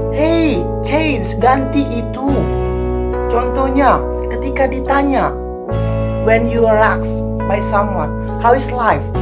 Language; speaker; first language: English; non-native, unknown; Indonesian